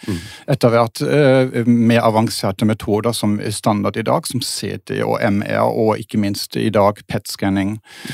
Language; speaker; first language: Norwegian; non-native, fluent; German